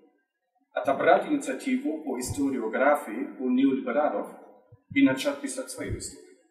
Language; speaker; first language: Russian; non-native, fluent; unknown